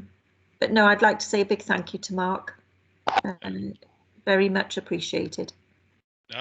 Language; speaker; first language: English; native; English